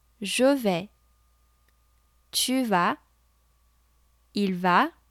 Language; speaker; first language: French; non-native, fluent; Chinese